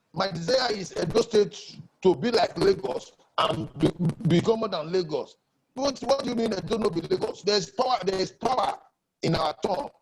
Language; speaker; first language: English; non-native, local second language; Yoruba